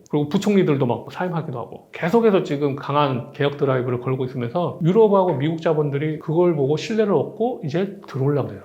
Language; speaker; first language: Korean; native; Korean